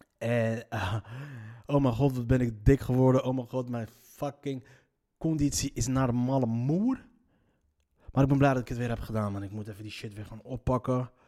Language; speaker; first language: Dutch; early bilingual, other home language; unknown